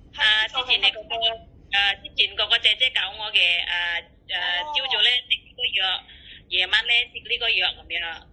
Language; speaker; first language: Cantonese; non-native, learner; Indonesian